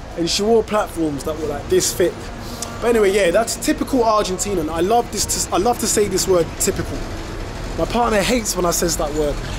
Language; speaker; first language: English; native; English